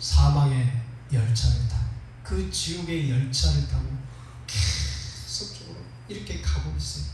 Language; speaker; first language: Korean; native; Korean